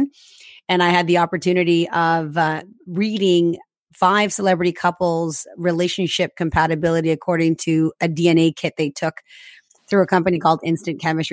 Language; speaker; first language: English; early bilingual, other home language; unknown